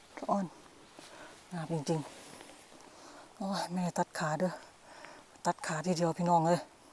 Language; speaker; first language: Thai; native; Thai